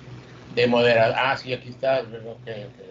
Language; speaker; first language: Spanish; native; Spanish